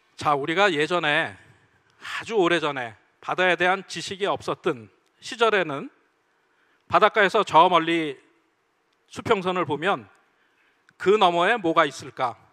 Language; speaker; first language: Korean; native; Korean